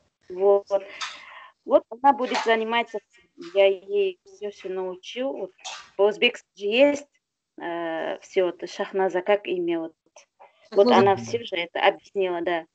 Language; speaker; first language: Russian; non-native, learner; Uzbek